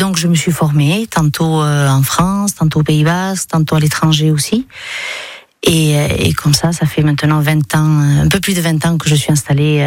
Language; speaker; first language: French; native; French